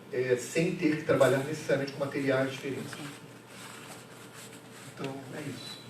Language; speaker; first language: Portuguese; native; Portuguese